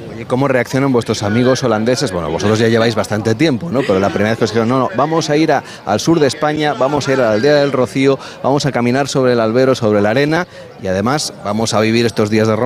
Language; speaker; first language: Spanish; native; Spanish